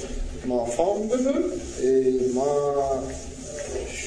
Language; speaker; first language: French; non-native, learner; Russian